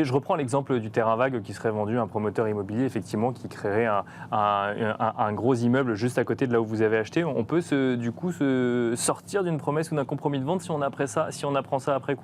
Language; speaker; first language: French; native; French